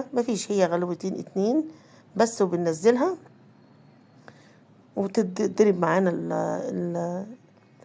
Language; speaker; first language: Arabic; native; Arabic